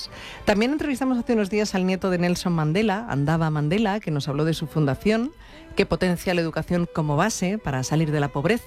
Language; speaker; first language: Spanish; native; Spanish